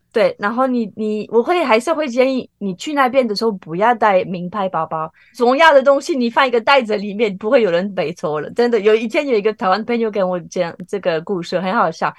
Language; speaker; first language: Chinese; non-native, fluent; French